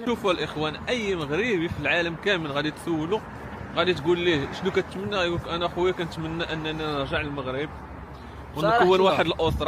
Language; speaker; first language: Arabic; native; Arabic